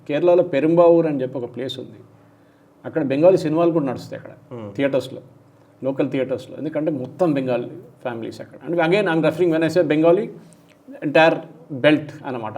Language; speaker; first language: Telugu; non-native, local second language; Malayalam